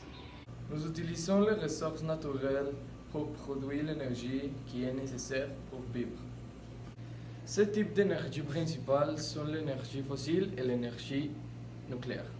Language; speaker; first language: French; non-native, learner; Spanish